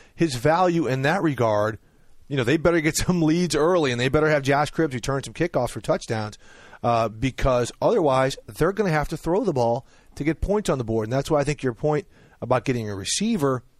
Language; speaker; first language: English; native; English